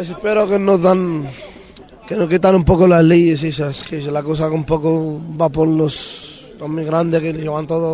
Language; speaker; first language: Spanish; non-native, learner; Arabic